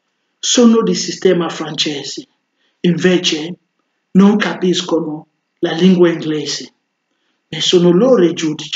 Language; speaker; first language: Italian; non-native, fluent; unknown